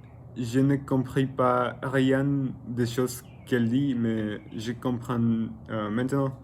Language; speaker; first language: French; non-native, learner; Spanish